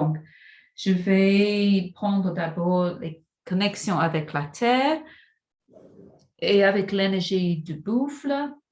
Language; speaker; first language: French; non-native, fluent; English